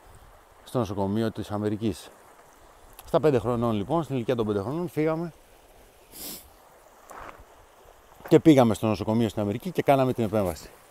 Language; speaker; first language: Greek; native; Greek